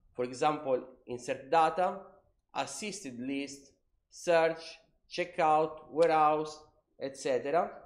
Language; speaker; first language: English; non-native, learner; Italian